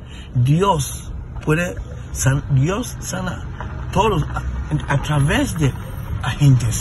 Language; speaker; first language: Spanish; non-native, learner; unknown